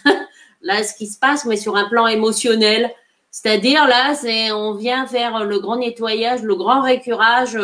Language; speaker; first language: French; native; French